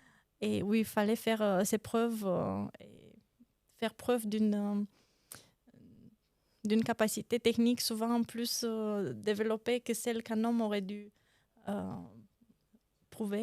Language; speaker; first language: French; non-native, fluent; Romanian